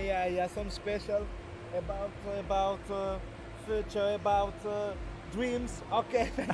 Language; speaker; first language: English; non-native, learner; Portuguese